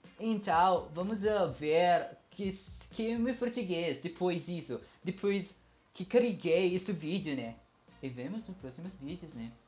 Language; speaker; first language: Portuguese; non-native, learner; Filipino